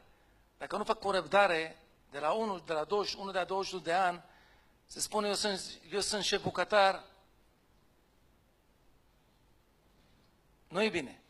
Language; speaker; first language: Romanian; non-native, fluent; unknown